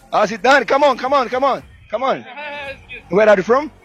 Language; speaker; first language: English; non-native, learner; Portuguese